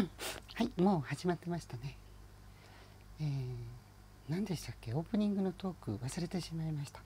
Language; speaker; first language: Japanese; native; Japanese